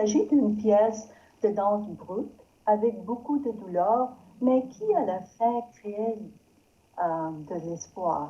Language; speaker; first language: French; non-native, learner; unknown